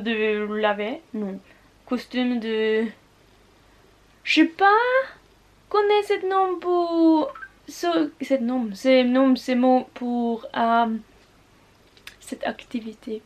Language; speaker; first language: French; non-native, learner; Russian